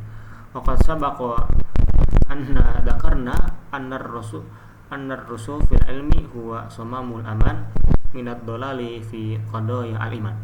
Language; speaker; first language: Arabic; non-native, learner; Indonesian